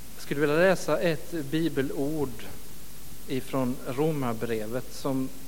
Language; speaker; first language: Swedish; native; Swedish